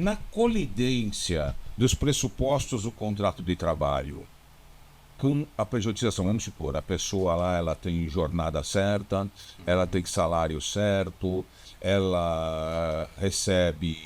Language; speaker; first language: Portuguese; native; Portuguese